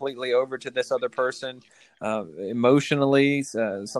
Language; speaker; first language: English; native; English